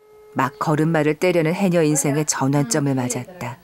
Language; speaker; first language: Korean; native; Korean